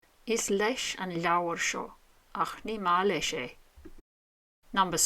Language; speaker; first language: Irish; non-native, fluent; English